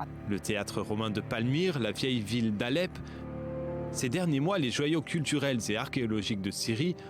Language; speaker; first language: French; native; French